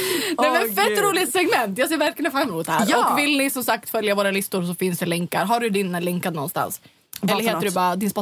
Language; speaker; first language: Swedish; native; Swedish